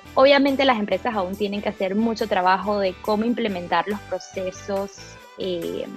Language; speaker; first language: Spanish; early bilingual, other home language; Portuguese